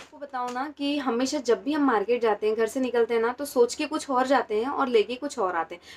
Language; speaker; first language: Hindi; non-native, local second language; Marathi